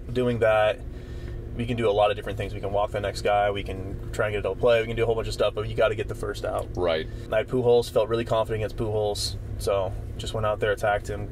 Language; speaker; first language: English; native; English